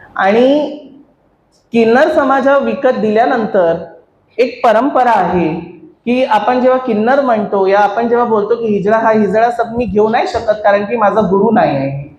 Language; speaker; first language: Marathi; non-native, local second language; Hindi